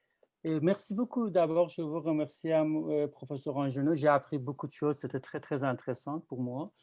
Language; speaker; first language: French; non-native, fluent; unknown